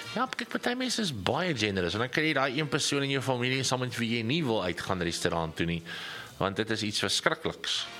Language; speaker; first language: Afrikaans; native; Afrikaans